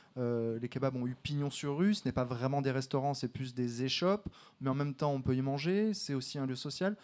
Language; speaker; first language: French; native; French